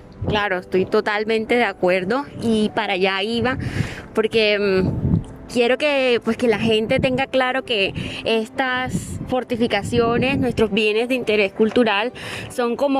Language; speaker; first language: Spanish; native; Spanish